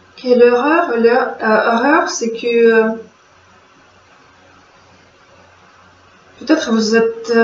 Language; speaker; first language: French; non-native, fluent; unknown